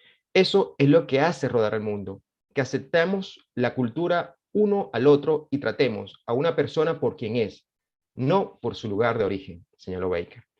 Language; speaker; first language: Spanish; native; Spanish